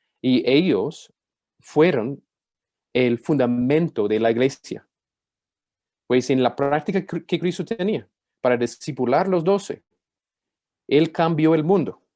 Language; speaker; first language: Spanish; non-native, fluent; English